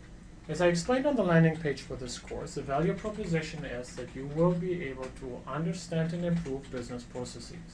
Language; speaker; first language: English; non-native, fluent; German